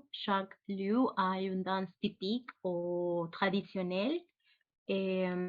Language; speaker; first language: French; non-native, fluent; Spanish